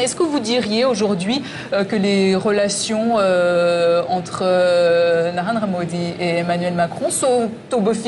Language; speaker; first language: French; native; French